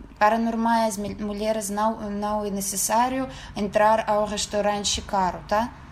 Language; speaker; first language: Portuguese; non-native, fluent; Russian